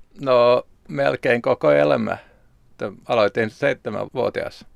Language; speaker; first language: Finnish; non-native, local second language; Swedish